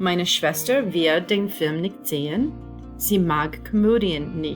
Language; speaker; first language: German; non-native, fluent; English